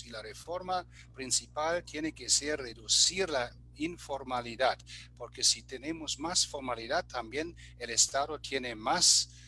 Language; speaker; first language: Spanish; non-native, fluent; German